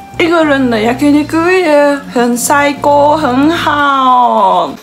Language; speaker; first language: Chinese; non-native, learner; Japanese